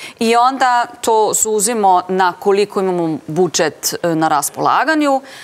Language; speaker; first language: Serbian; non-native, fluent; German